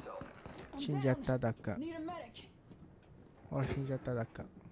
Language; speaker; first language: Japanese; non-native, learner; English